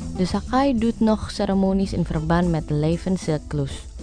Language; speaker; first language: Dutch; non-native, learner; Indonesian